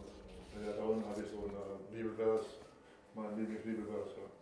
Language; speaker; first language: German; non-native, fluent; English